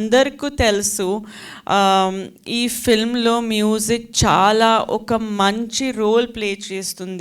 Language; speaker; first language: Telugu; non-native, fluent; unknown